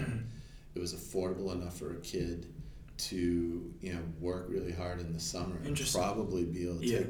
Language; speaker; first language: English; native; English